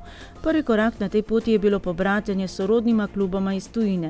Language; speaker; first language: Slovenian; native; Slovenian